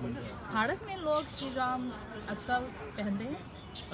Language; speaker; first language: Hindi; non-native, fluent; Chinese